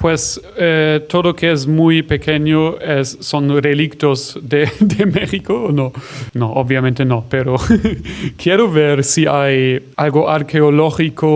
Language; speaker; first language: Spanish; non-native, fluent; German